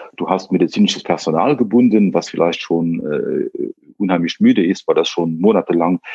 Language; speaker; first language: German; non-native, local second language; Luxembourgish